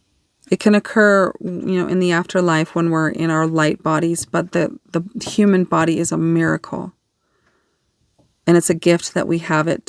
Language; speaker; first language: English; native; English